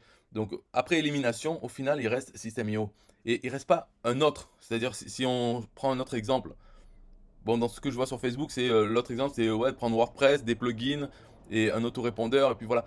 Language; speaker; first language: French; native; French